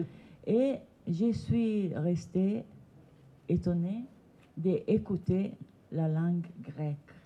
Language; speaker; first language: French; non-native, learner; Italian